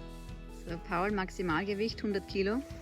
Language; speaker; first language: German; native; German